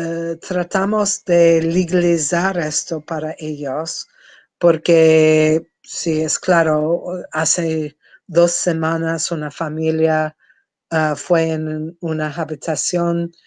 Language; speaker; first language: Spanish; non-native, fluent; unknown